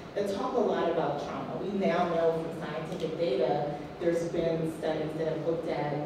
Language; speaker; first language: English; native; English